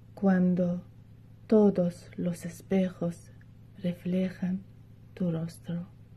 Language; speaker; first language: Spanish; non-native, fluent; Arabic